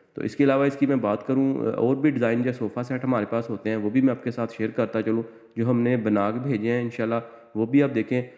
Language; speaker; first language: Urdu; non-native, local second language; Punjabi